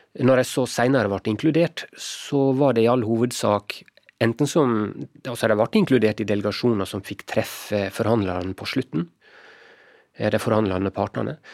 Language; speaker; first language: Norwegian; native; Norwegian